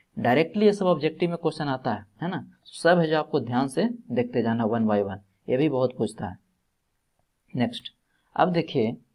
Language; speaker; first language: Hindi; native; Hindi